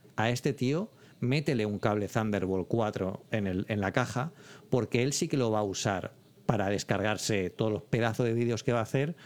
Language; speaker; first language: Spanish; native; Spanish